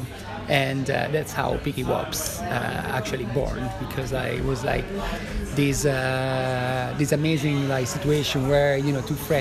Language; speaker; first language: English; non-native, fluent; Italian